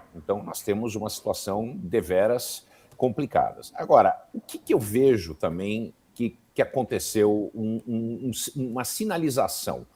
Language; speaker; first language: Portuguese; native; Portuguese